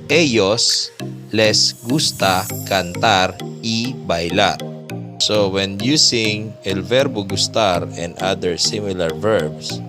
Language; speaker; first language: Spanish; non-native, fluent; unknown